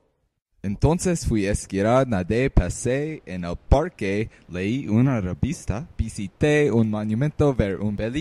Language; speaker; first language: Spanish; non-native, learner; English